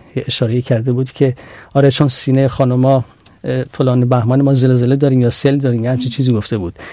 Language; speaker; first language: Persian; non-native, local second language; Central Kurdish